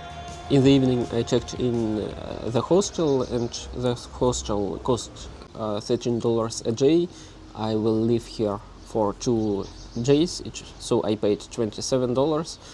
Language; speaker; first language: English; non-native, learner; Russian